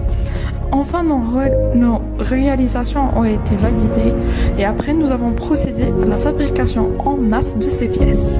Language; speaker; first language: French; non-native, local second language; Arabic